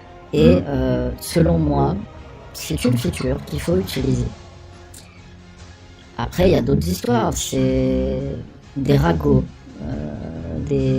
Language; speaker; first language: French; native; French